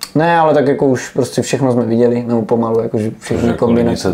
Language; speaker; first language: Czech; native; Czech